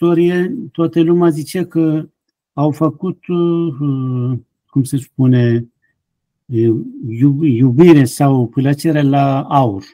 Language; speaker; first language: Romanian; non-native, fluent; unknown